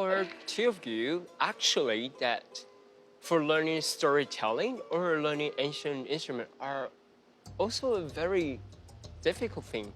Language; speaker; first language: English; non-native, fluent; Chinese